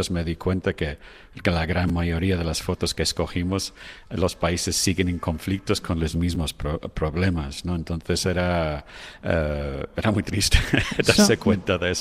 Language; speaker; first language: Spanish; non-native, fluent; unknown